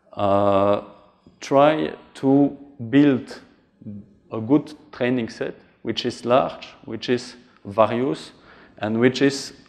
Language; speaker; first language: English; non-native, fluent; French